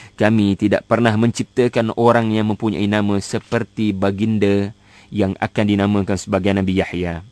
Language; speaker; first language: Malay; native; Malay